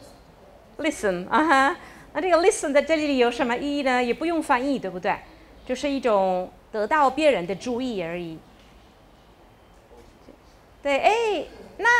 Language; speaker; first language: Chinese; non-native, fluent; Italian